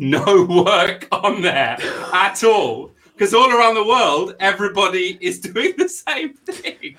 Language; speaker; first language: English; native; English